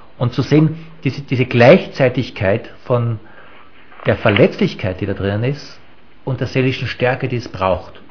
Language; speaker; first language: German; native; German